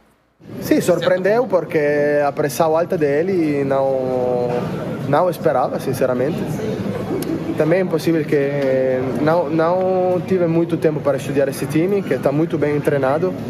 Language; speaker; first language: Portuguese; non-native, learner; Italian